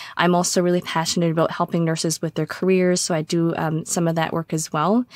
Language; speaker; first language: English; native; English